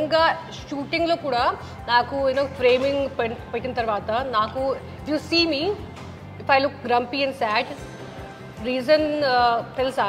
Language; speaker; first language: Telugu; non-native, learner; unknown